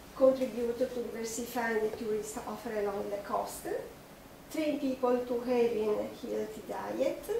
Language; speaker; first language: English; non-native, learner; Italian